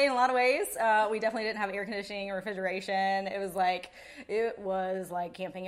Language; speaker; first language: English; native; English